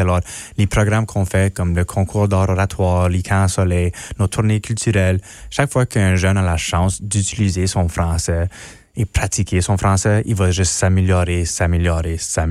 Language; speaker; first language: French; non-native, local second language; English